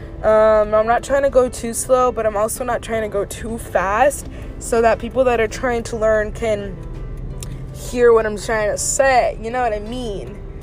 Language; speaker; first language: English; native; English